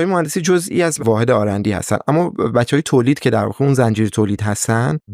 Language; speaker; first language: Persian; native; Persian